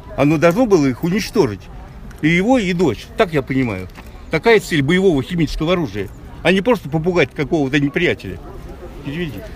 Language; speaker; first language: Russian; native; Russian